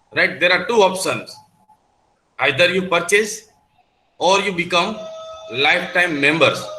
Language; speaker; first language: English; non-native, local second language; Gujarati